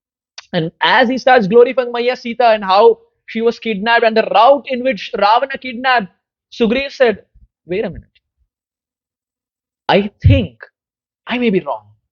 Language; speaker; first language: English; non-native, local second language; Hindi